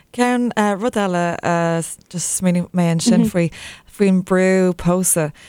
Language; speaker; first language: Irish; non-native, local second language; English